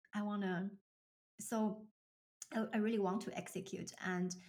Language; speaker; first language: English; non-native, fluent; Chinese